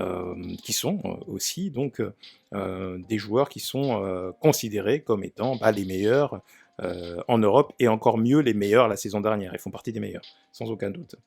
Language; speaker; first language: French; native; French